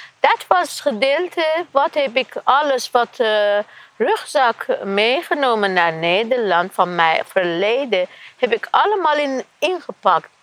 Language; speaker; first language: Dutch; non-native, learner; Persian